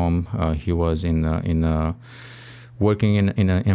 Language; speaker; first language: English; non-native, fluent; Albanian